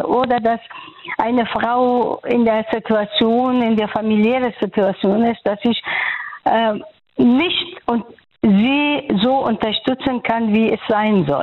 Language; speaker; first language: German; non-native, fluent; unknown